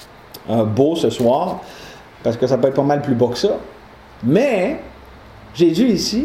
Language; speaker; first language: French; native; French